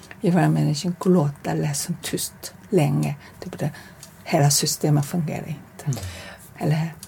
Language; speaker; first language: Swedish; non-native, learner; Chinese